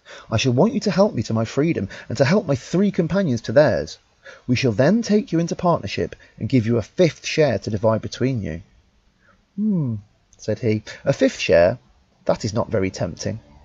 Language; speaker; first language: English; native; English